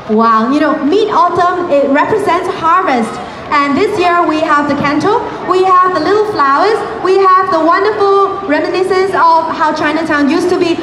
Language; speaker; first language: English; non-native, local second language; Chinese